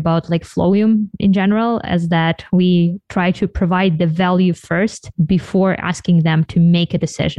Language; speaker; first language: English; non-native, fluent; Ukrainian